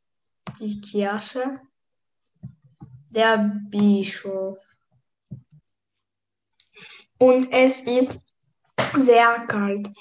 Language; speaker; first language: German; non-native, learner; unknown